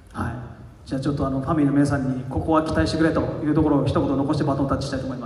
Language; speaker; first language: Japanese; native; Japanese